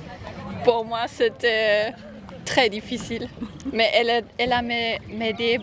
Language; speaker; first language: French; non-native, learner; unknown